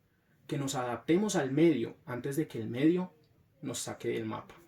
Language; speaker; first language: Spanish; native; Spanish